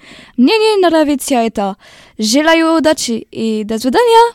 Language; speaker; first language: Russian; non-native, learner; French